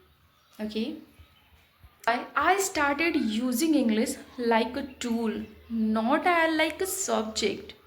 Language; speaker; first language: English; non-native, fluent; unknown